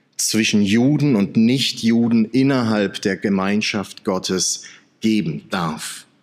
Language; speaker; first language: German; native; German